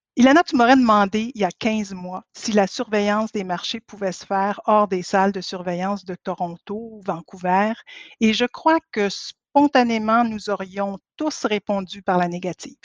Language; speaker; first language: French; native; French